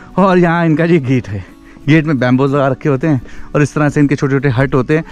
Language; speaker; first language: Hindi; native; Hindi